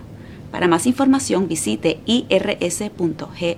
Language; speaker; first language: Spanish; native; Spanish